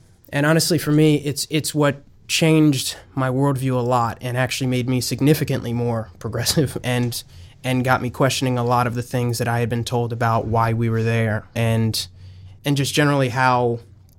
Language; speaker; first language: English; native; English